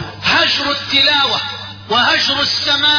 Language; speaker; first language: Arabic; native; Arabic